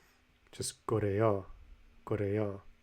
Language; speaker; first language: Korean; non-native, learner; English